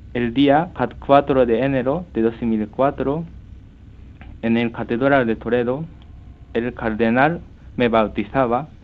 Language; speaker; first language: Spanish; non-native, fluent; Japanese